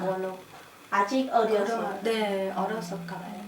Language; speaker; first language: Korean; non-native, learner; Vietnamese